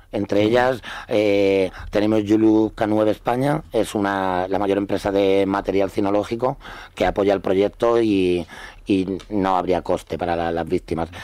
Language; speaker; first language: Spanish; native; Spanish